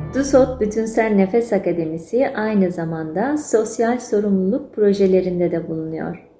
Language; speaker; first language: Turkish; native; Turkish